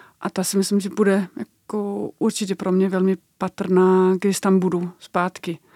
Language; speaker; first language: Czech; non-native, fluent; Danish